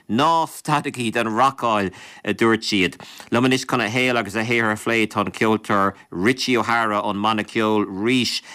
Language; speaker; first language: Irish; native; Irish